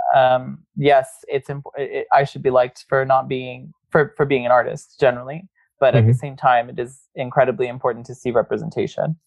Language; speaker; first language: English; native; English